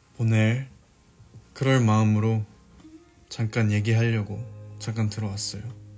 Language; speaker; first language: Korean; native; Korean